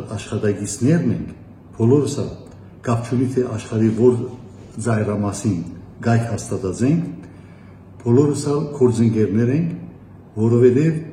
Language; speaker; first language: Armenian; early bilingual, heritage; Armenian